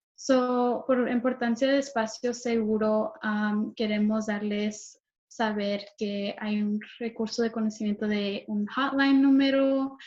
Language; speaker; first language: Spanish; early bilingual, heritage; Spanish